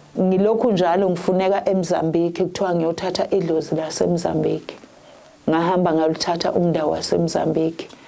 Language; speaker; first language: Zulu; native; Zulu